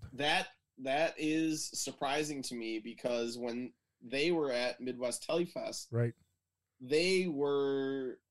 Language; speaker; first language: English; native; English